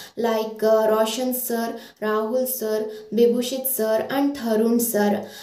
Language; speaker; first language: English; non-native, local second language; Kannada